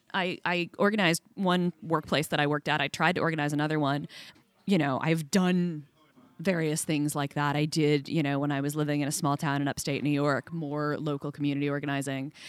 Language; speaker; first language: English; native; English